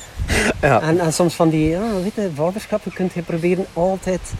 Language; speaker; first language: Dutch; native; Dutch